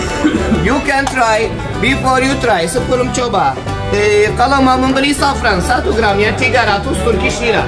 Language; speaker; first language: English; non-native, learner; Turkish